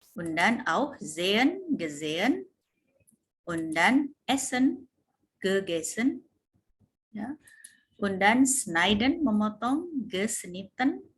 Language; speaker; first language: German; non-native, fluent; Indonesian